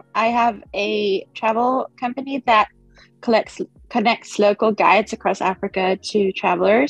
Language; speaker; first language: English; non-native, local second language; Swedish